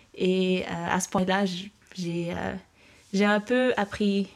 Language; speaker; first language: French; early bilingual, heritage; French